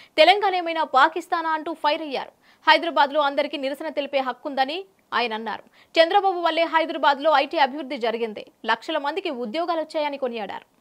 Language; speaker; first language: Telugu; native; Telugu